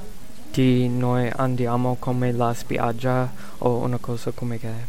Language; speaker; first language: Italian; non-native, learner; English